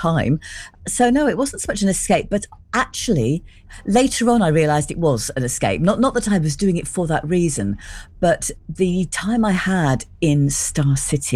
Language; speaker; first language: English; native; English